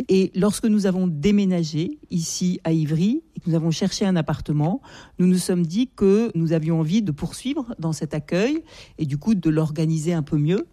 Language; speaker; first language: French; native; French